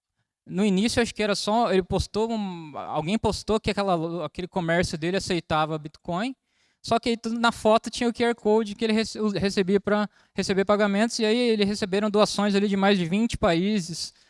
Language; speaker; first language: Portuguese; native; Portuguese